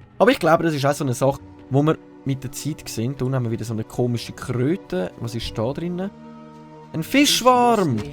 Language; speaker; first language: German; native; German